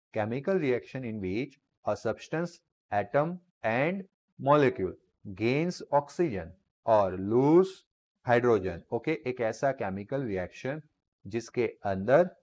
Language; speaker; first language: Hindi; non-native, local second language; Gujarati